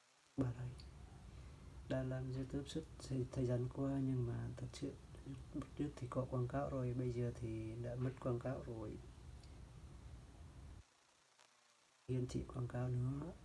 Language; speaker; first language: Vietnamese; non-native, local second language; Jarai